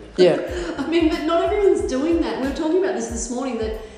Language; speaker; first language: English; native; English